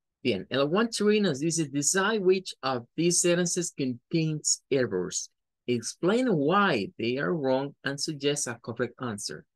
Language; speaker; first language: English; non-native, fluent; Spanish